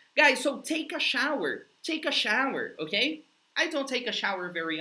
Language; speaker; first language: English; non-native, fluent; Portuguese